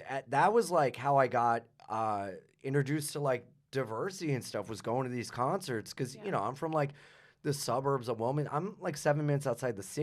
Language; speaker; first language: English; native; English